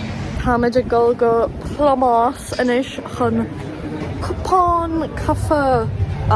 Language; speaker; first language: Irish; non-native, local second language; English